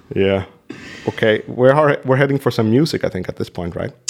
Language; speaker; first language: English; non-native, fluent; Swedish